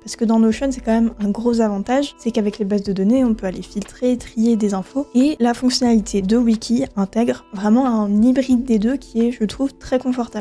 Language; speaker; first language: French; native; French